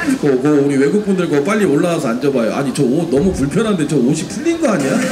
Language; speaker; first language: Korean; native; Korean